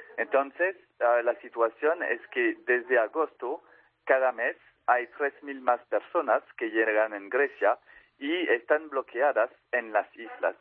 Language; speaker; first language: Spanish; non-native, fluent; French